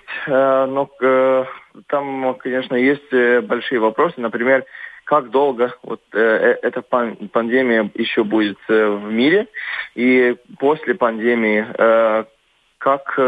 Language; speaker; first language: Russian; non-native, local second language; Latvian